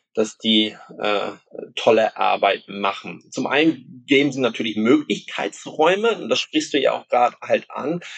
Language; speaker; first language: German; non-native, local second language; Low German